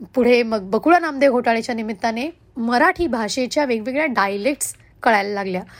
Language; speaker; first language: Marathi; non-native, local second language; Hindi